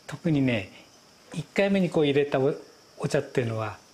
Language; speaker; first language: English; native; English